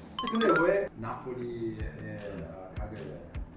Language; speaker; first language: Korean; non-native, learner; Italian